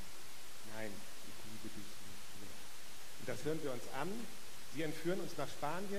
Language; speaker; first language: German; native; German